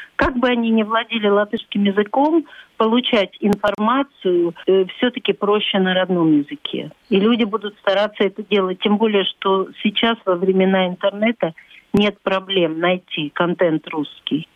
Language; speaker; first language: Russian; non-native, local second language; Latvian